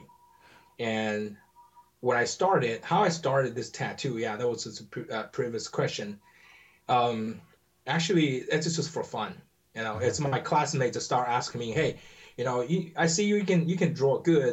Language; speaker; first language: English; non-native, learner; Chinese